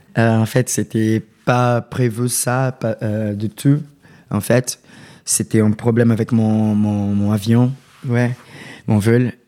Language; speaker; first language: French; non-native, learner; Portuguese